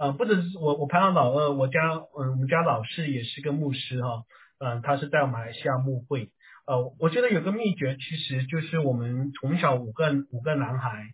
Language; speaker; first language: Chinese; native; Chinese